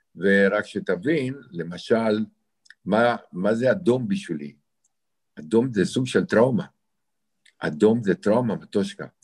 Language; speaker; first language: Hebrew; non-native, fluent; Romanian